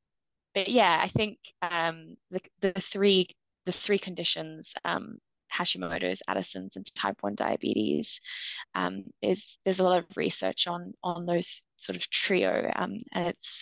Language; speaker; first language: English; native; English